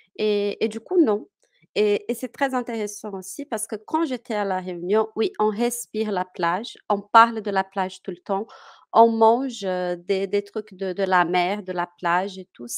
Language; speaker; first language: French; non-native, fluent; Portuguese